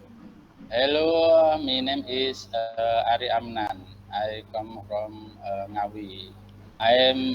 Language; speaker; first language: English; non-native, learner; Indonesian